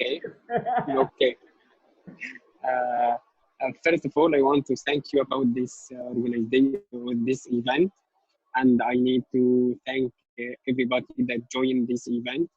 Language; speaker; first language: English; non-native, learner; Arabic